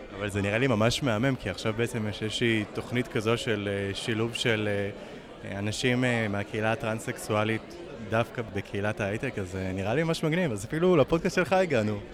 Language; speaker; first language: Hebrew; native; Hebrew